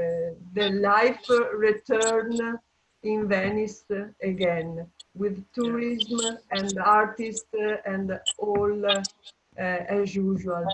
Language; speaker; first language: English; non-native, fluent; Italian